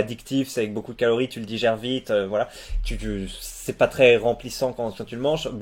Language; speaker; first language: French; native; French